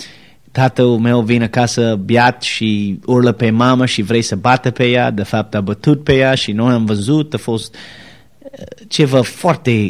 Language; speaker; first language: Romanian; non-native, learner; English